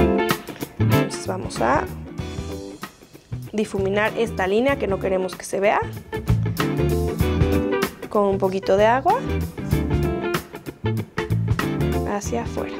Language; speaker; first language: Spanish; native; Spanish